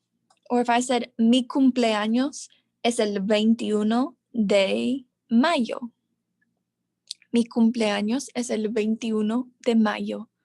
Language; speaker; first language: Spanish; non-native, learner; English